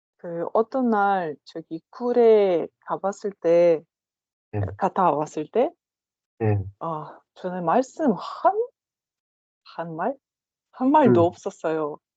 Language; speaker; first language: Korean; non-native, learner; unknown